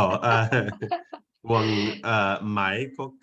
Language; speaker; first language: Vietnamese; non-native, learner; English